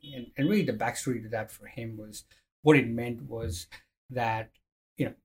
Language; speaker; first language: English; non-native, fluent; Arabic